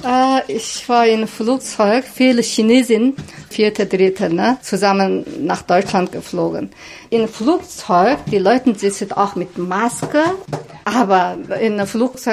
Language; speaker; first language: German; non-native, learner; Chinese